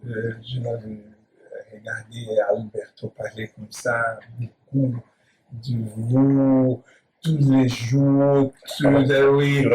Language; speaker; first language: French; non-native, learner; Portuguese